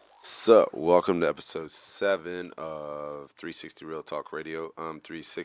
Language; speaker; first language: English; native; English